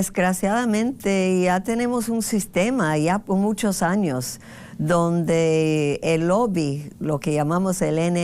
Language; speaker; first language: Spanish; non-native, fluent; English